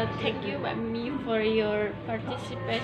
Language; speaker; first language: English; non-native, learner; Indonesian